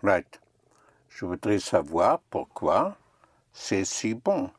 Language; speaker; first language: French; non-native, fluent; English